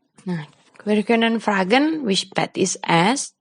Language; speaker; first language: German; non-native, fluent; Indonesian